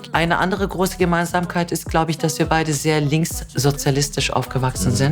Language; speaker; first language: German; native; German